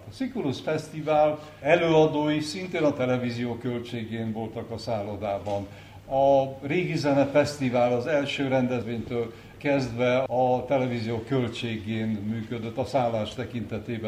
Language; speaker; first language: Hungarian; native; Hungarian